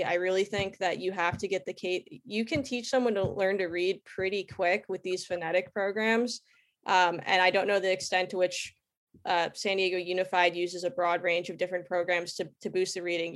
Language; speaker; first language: English; native; English